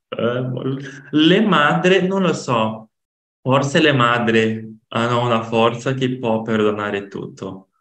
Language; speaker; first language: Italian; non-native, learner; Portuguese